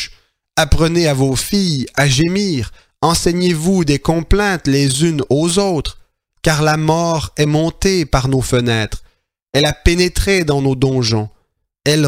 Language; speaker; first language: French; native; French